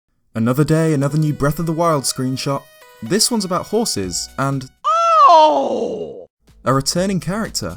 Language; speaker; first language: English; native; English